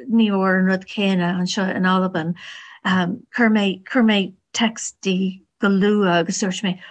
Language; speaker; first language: Irish; non-native, learner; English